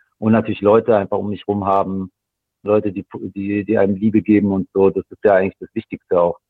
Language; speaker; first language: German; native; German